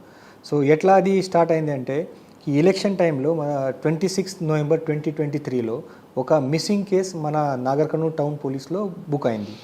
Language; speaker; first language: Telugu; non-native, fluent; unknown